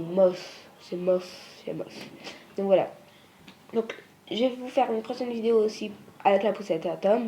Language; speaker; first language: French; native; French